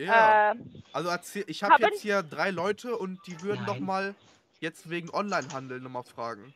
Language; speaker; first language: German; native; German